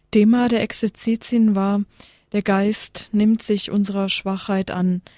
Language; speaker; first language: German; native; German